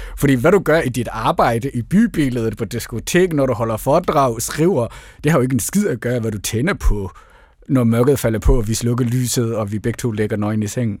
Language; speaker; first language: Danish; early bilingual, other home language; Somali